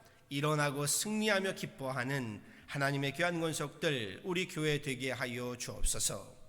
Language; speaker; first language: Korean; native; Korean